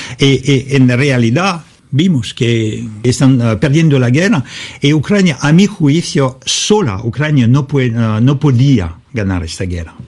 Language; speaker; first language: Spanish; non-native, learner; Russian